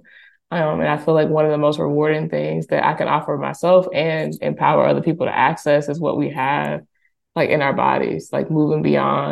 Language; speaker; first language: English; native; English